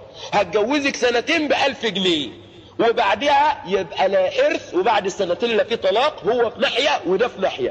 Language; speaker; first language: Arabic; native; Arabic